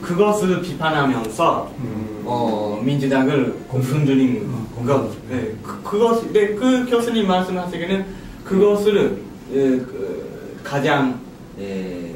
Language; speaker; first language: Korean; non-native, learner; Japanese